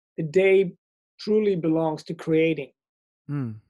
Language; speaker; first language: English; early bilingual, other home language; Swedish